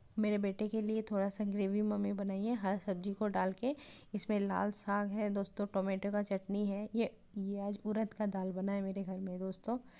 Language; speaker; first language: Hindi; native; Hindi